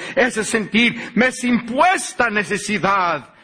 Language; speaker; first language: Spanish; early bilingual, heritage; Spanish